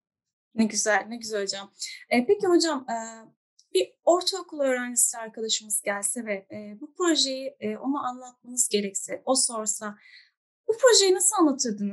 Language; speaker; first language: Turkish; native; Turkish